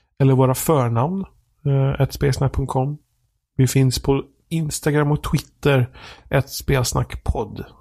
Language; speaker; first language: Swedish; native; Swedish